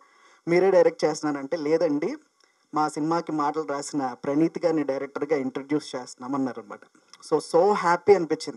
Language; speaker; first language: Telugu; native; Telugu